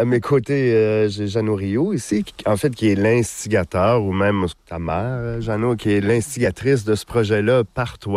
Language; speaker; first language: French; native; French